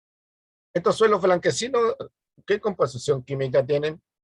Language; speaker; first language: Spanish; native; Spanish